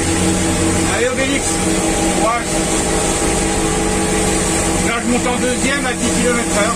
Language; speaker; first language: French; native; French